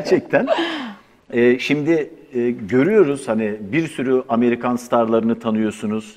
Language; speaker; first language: Turkish; native; Turkish